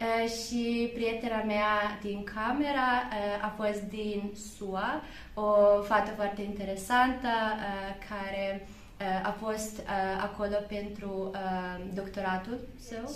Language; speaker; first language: Romanian; non-native, learner; Croatian